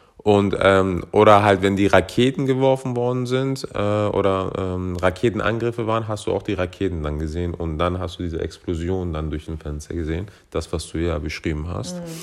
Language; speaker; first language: German; early bilingual, other home language; Persian